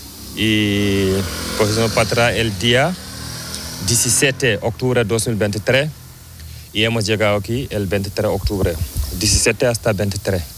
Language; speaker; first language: Spanish; non-native, learner; Fula